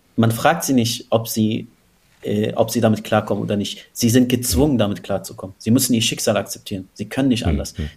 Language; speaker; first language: German; native; German